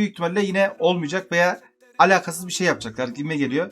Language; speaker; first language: Turkish; native; Turkish